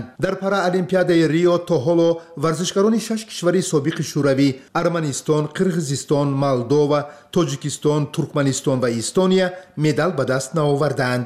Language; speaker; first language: Persian; native; Persian